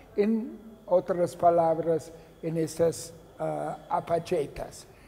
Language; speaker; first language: Spanish; non-native, fluent; English